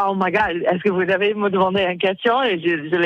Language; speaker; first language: French; non-native, fluent; English